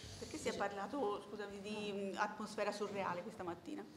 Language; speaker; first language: Italian; native; Italian